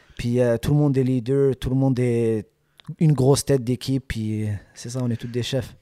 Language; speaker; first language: French; early bilingual, other home language; Arabic